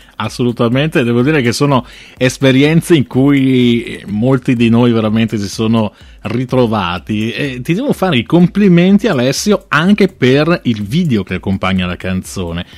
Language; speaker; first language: Italian; native; Italian